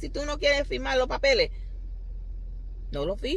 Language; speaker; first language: Spanish; early bilingual, heritage; English